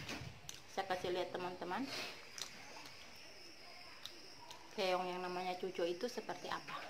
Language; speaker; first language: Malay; non-native, local second language; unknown